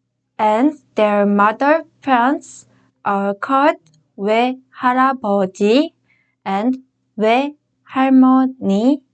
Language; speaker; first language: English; non-native, fluent; Korean